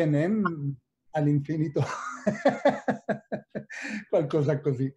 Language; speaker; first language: Italian; non-native, fluent; Hebrew